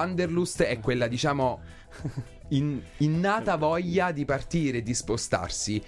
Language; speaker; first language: Italian; native; Italian